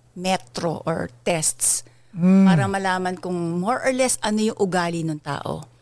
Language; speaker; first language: Filipino; native; Filipino